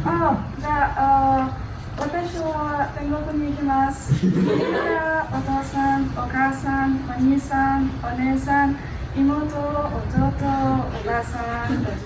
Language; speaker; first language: Japanese; non-native, learner; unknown